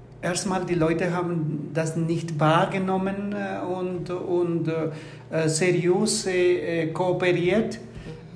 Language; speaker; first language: German; non-native, fluent; Spanish